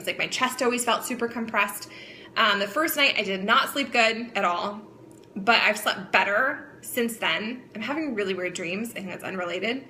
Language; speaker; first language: English; native; English